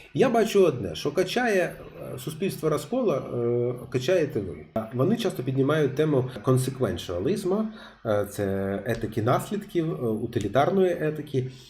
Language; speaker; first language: Ukrainian; non-native, local second language; Russian